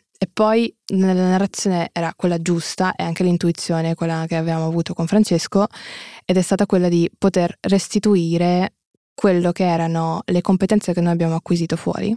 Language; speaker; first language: Italian; early bilingual, other home language; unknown